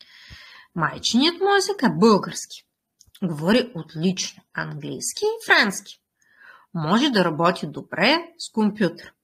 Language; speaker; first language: Bulgarian; non-native, fluent; Russian